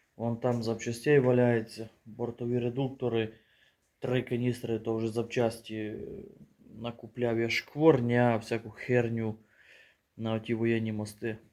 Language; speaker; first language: Ukrainian; native; Ukrainian